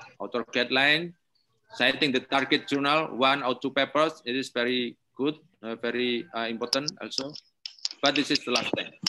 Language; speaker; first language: English; non-native, learner; Indonesian